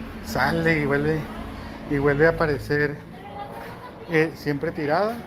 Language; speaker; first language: Spanish; native; Spanish